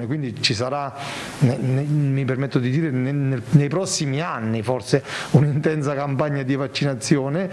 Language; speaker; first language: Italian; native; Italian